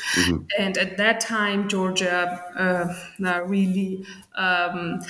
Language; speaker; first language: English; non-native, fluent; Georgian